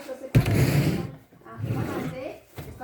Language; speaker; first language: French; non-native, learner; Vietnamese